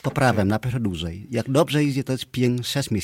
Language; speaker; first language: Polish; non-native, fluent; Vietnamese